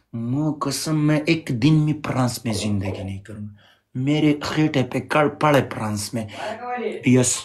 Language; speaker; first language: Urdu; non-native, learner; Pashto